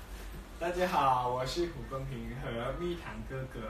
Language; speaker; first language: Chinese; non-native, learner; Thai